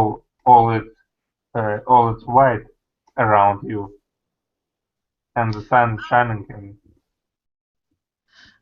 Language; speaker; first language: English; non-native, learner; Russian